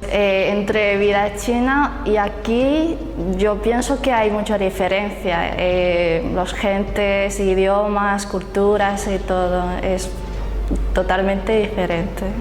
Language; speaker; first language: Spanish; non-native, learner; Chinese